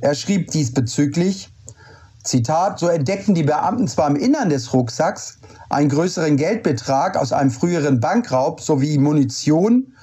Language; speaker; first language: German; native; German